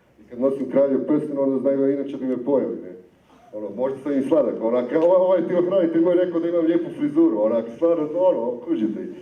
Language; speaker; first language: Croatian; native; Croatian